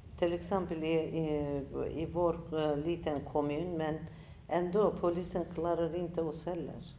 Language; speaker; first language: Swedish; non-native, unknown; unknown